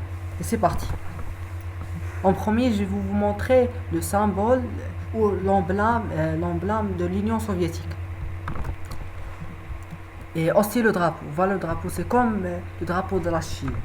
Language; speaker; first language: French; non-native, learner; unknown